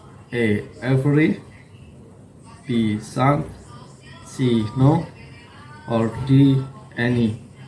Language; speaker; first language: English; non-native, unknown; Indonesian